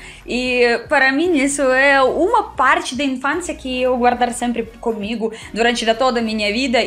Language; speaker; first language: Portuguese; non-native, fluent; Russian